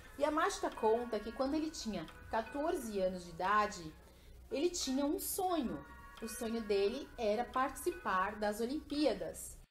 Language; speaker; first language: Portuguese; native; Portuguese